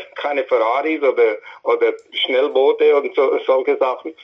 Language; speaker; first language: German; non-native, fluent; English